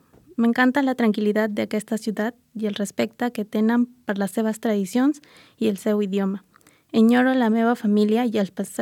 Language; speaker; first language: Catalan; non-native, learner; Spanish